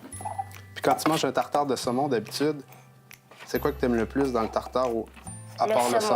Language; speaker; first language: French; native; French